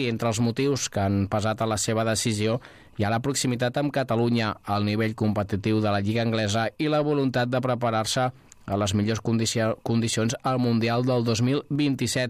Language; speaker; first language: Catalan; native; Catalan